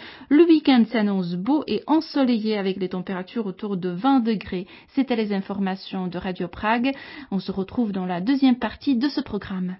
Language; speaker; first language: French; native; French